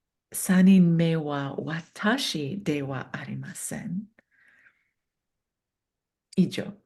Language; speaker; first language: Japanese; non-native, learner; English